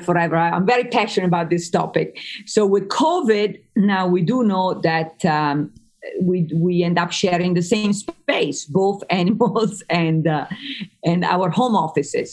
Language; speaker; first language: English; non-native, fluent; Italian